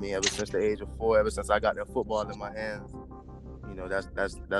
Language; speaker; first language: English; native; English